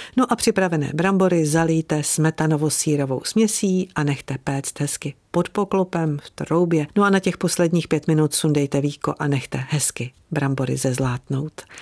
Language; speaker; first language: Czech; native; Czech